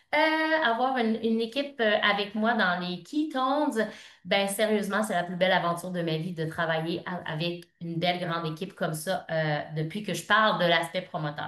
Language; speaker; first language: French; native; French